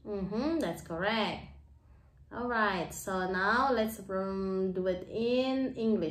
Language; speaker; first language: English; non-native, fluent; Indonesian